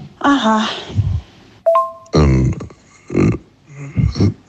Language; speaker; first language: German; native; German